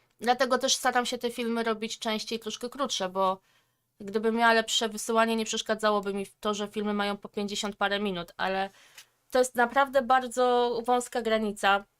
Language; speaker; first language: Polish; native; Polish